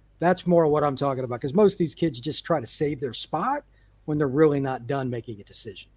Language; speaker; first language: English; native; English